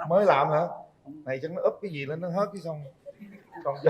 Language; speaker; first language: Vietnamese; native; Vietnamese